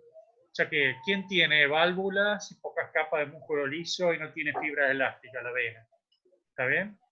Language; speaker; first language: Spanish; native; Spanish